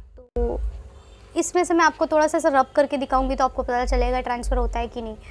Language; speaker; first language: Hindi; non-native, local second language; Tamil